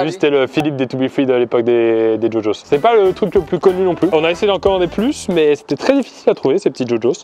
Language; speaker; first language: French; native; French